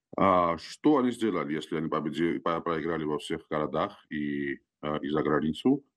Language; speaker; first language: Russian; non-native, local second language; Georgian